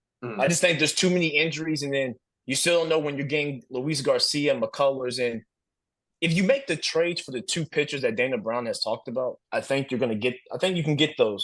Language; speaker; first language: English; native; English